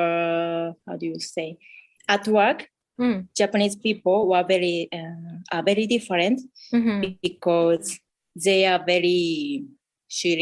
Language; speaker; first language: English; non-native, fluent; Japanese